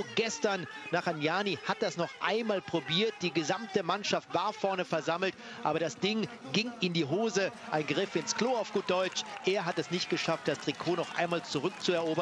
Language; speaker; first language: German; native; German